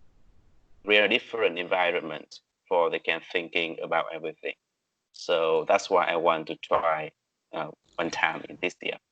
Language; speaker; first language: English; non-native, learner; Vietnamese